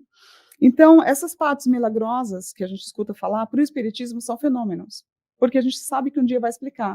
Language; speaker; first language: Portuguese; native; Portuguese